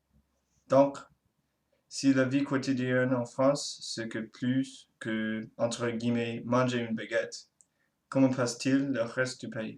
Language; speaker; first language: French; non-native, learner; English